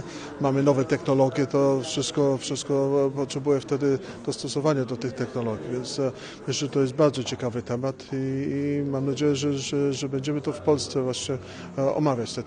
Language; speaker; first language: Polish; early bilingual, heritage; English